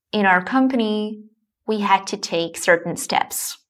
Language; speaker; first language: English; non-native, fluent; Slovak